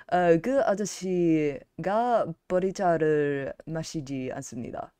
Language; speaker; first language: Korean; non-native, learner; English